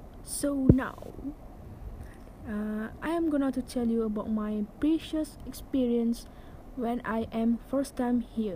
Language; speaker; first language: English; non-native, local second language; Malay